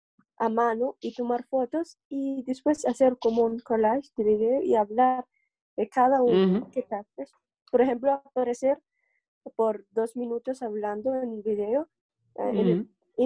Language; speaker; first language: Spanish; non-native, learner; English